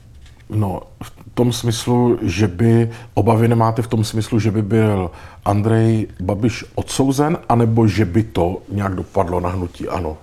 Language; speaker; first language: Czech; native; Czech